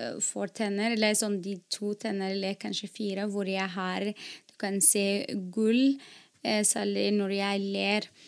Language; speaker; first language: Norwegian; non-native, fluent; Arabic